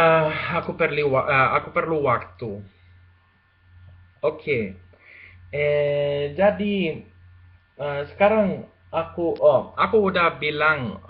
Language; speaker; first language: Indonesian; non-native, learner; Spanish